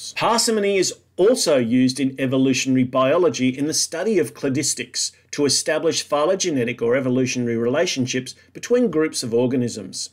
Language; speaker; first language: English; native; English